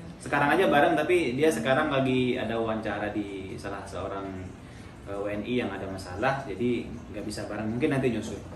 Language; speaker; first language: Indonesian; native; Indonesian